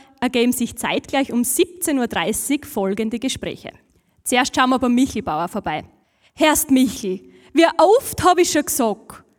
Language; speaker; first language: German; native; German